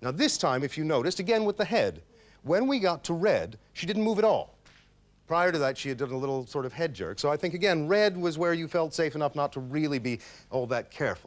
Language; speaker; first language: English; native; English